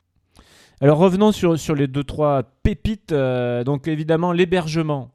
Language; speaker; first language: French; native; French